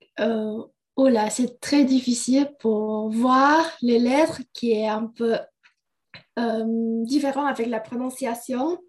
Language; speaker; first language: French; non-native, learner; Indonesian